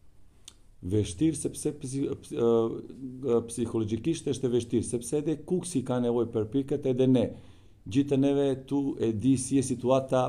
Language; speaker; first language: Albanian; non-native, learner; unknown